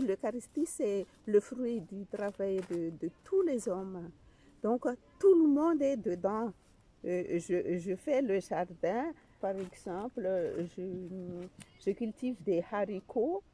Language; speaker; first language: French; non-native, fluent; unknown